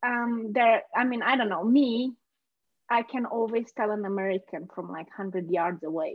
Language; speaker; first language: English; non-native, fluent; Hungarian